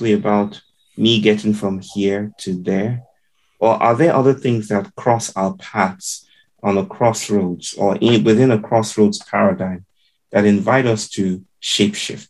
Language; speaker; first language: English; non-native, local second language; Yoruba